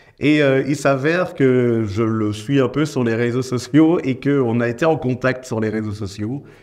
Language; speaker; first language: French; native; French